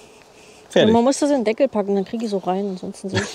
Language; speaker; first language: German; native; German